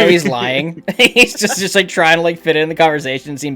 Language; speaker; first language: English; native; English